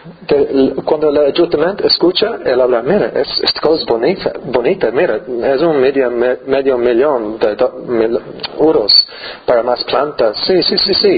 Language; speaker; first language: Spanish; non-native, learner; English